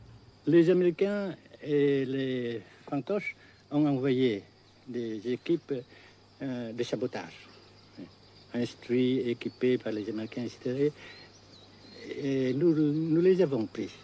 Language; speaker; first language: French; non-native, local second language; Vietnamese